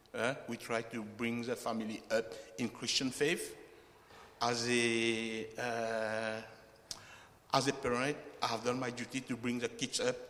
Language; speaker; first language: English; non-native, fluent; Chinese